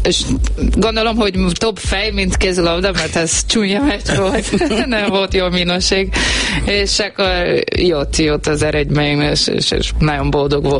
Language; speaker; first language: Hungarian; non-native, learner; Portuguese